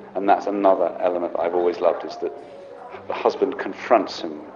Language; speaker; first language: English; native; English